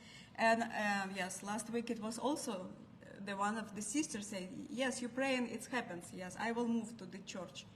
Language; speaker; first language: English; non-native, learner; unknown